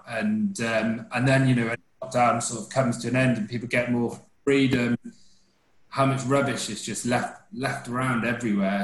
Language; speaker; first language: English; native; English